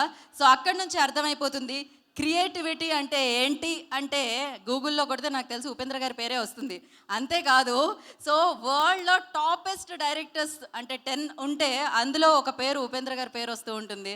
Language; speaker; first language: Telugu; native; Telugu